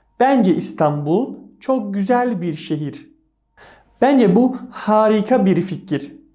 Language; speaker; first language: Turkish; non-native, fluent; Persian